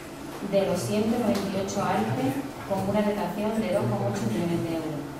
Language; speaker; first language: Spanish; native; Spanish